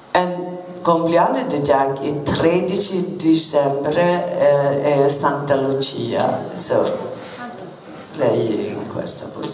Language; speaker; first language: Italian; non-native, learner; Swedish